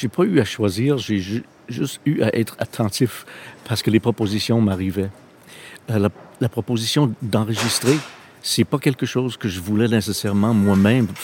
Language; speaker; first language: French; non-native, local second language; English